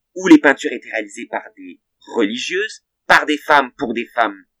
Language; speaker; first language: French; native; French